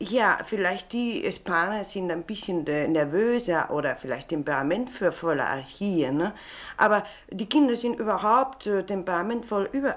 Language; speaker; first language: German; non-native, fluent; Spanish